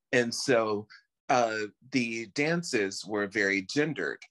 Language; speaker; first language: English; native; English